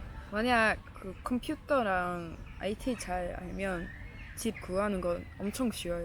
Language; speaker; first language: Korean; non-native, fluent; Swedish